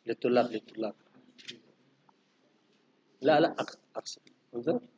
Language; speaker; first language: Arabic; non-native, fluent; Indonesian